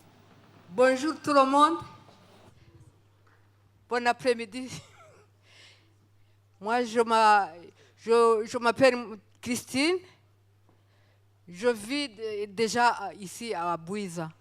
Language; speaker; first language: French; non-native, local second language; Kinyarwanda